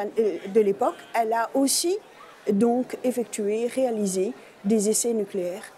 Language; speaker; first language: French; native; French